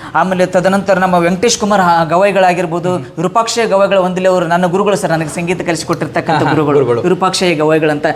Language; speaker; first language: Kannada; native; Kannada